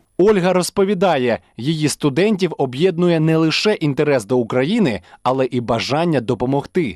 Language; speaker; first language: Ukrainian; native; Ukrainian